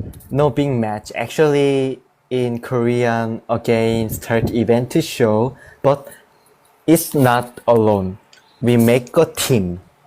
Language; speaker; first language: English; non-native, learner; Korean